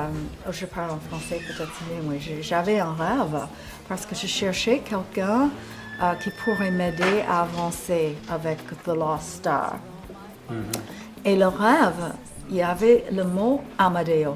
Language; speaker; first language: French; non-native, fluent; English